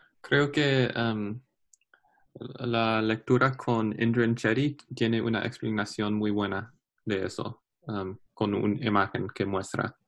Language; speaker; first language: Spanish; non-native, learner; English